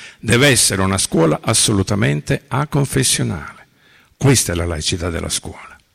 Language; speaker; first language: Italian; native; Italian